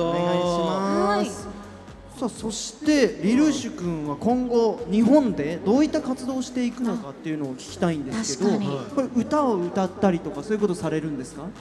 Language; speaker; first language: Japanese; native; Japanese